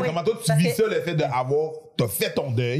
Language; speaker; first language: French; native; French